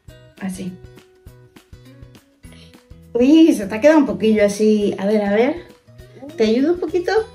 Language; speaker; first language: Spanish; native; Spanish